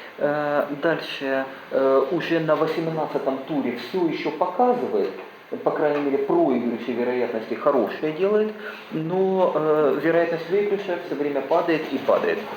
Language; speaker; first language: Russian; native; Russian